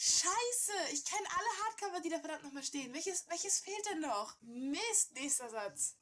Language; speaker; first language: German; native; German